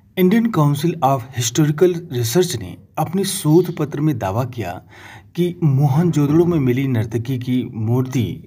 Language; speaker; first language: Hindi; native; Hindi